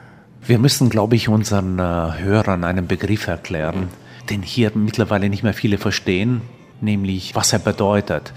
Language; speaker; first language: German; native; German